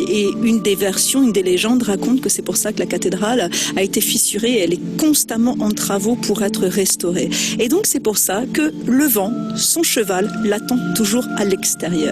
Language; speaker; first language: French; native; French